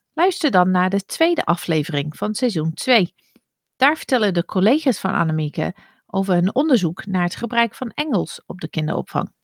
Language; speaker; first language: Dutch; non-native, fluent; English